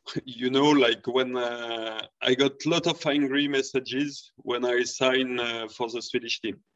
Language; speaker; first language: English; non-native, fluent; French